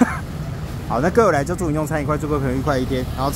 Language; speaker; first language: Chinese; native; Chinese